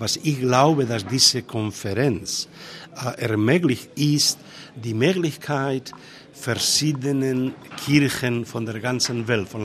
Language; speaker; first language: German; non-native, learner; Spanish